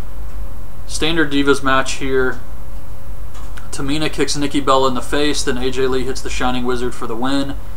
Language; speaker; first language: English; native; English